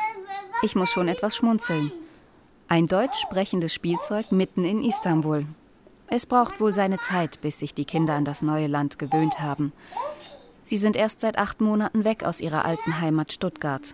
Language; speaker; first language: German; native; German